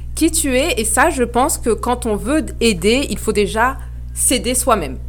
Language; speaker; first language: French; native; French